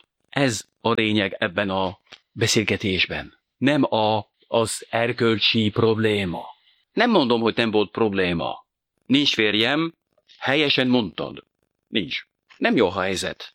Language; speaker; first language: Hungarian; non-native, fluent; French